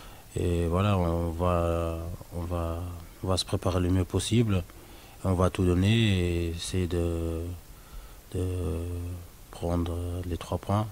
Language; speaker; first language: French; non-native, local second language; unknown